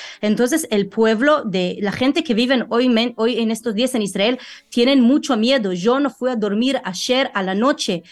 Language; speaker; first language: Spanish; non-native, fluent; Russian